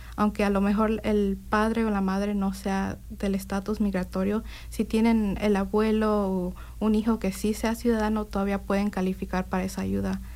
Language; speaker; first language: Spanish; early bilingual, heritage; Spanish